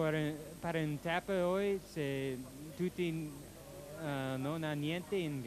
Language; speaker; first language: Italian; non-native, learner; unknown